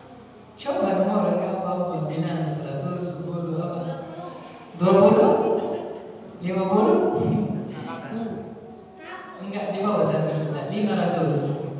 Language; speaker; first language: Indonesian; non-native, learner; Arabic